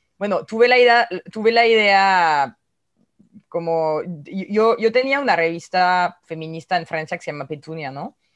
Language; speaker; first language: Spanish; non-native, fluent; French